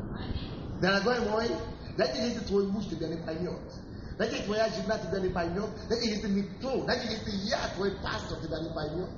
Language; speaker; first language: Russian; non-native, fluent; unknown